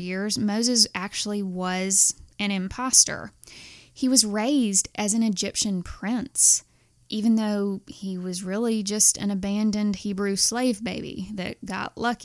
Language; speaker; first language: English; native; English